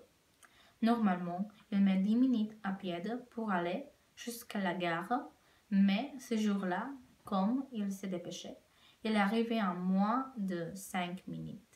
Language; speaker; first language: French; non-native, learner; Czech